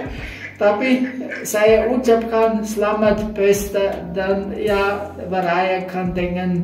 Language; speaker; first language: Indonesian; non-native, fluent; German